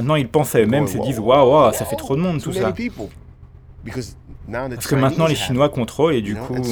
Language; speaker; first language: French; non-native, fluent; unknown